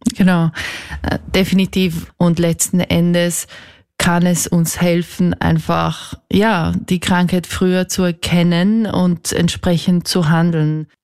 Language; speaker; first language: German; native; German